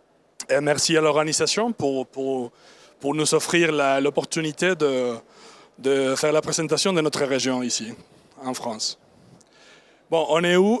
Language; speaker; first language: French; non-native, learner; Spanish